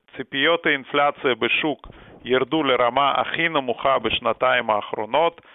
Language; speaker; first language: Hebrew; early bilingual, other home language; Russian